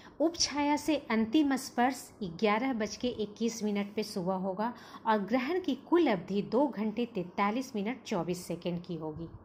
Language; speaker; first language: Hindi; native; Hindi